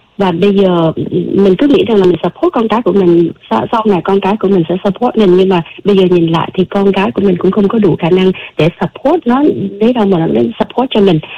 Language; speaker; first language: Vietnamese; early bilingual, other home language; English